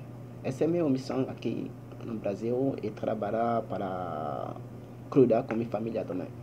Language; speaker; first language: Portuguese; non-native, learner; Haitian Creole